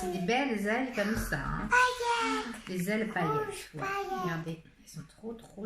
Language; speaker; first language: French; native; French